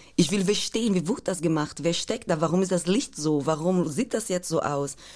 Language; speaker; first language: German; non-native, fluent; Portuguese